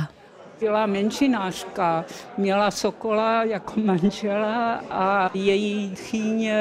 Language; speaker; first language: Czech; early bilingual, other home language; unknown